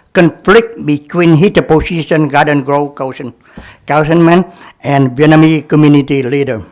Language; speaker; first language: English; non-native, learner; Vietnamese